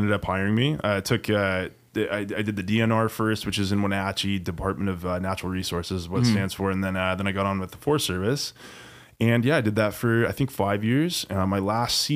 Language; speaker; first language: English; native; English